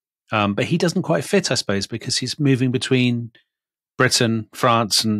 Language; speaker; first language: English; native; English